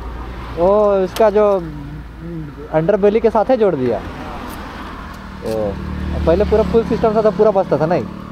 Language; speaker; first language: Hindi; native; Hindi